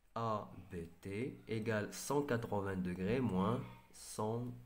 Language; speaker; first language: French; non-native, local second language; Arabic